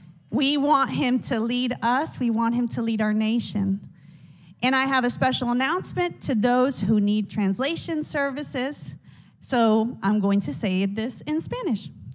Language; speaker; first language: English; native; English